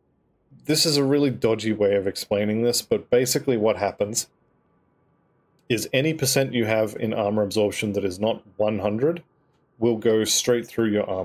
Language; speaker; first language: English; native; English